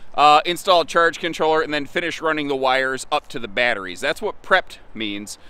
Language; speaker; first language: English; native; English